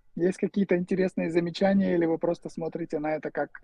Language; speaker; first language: Russian; native; Russian